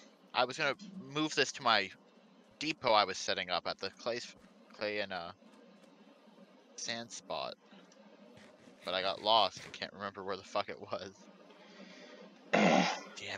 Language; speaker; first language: English; native; English